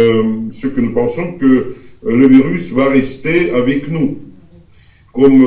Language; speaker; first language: French; non-native, fluent; Russian